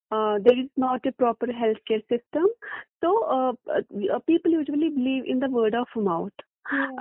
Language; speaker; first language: English; non-native, local second language; Kashmiri